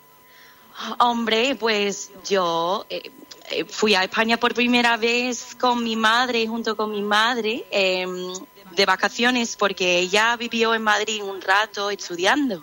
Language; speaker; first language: Spanish; non-native, fluent; English